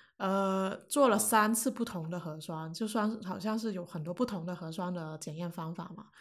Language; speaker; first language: Chinese; non-native, local second language; Cantonese